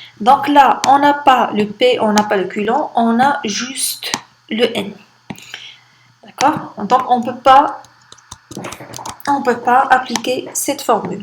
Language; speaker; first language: French; non-native, local second language; Arabic